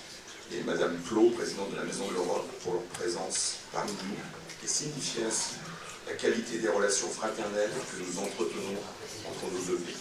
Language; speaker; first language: French; native; French